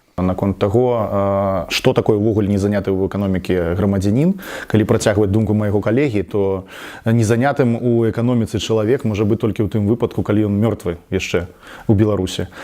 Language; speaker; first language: Belarusian; native; Belarusian